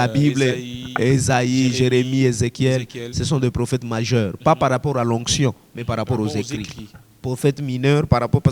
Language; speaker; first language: French; non-native, local second language; Swahili